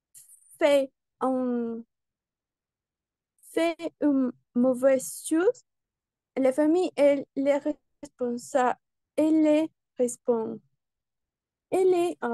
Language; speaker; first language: French; non-native, learner; Spanish